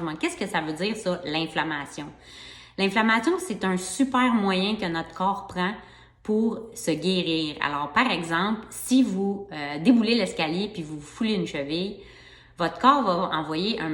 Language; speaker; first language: French; native; French